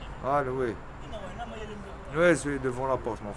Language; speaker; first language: French; non-native, local second language; Arabic